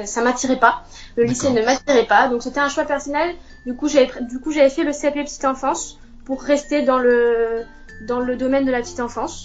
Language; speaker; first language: French; native; French